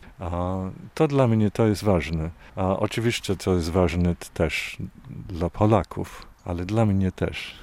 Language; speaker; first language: Polish; non-native, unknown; English